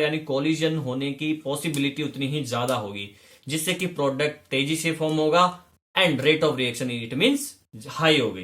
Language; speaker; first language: Hindi; native; Hindi